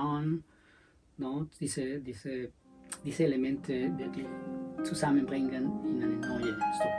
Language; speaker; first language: German; non-native, learner; Spanish